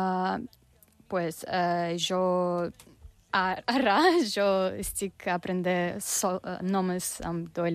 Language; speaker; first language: Catalan; non-native, learner; English